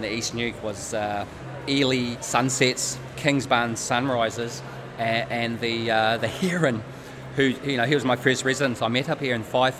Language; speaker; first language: English; native; English